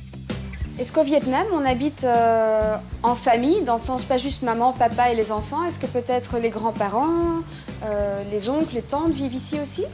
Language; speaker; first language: French; native; French